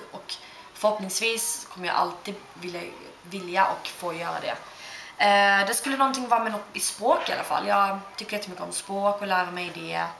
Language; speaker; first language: Swedish; early bilingual, other home language; Turkish